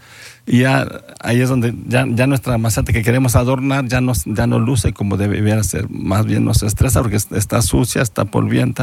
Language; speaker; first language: Spanish; native; Spanish